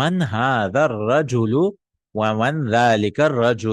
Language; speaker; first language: Arabic; non-native, fluent; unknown